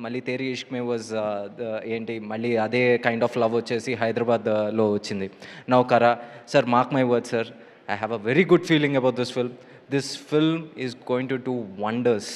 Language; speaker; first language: Telugu; native; Telugu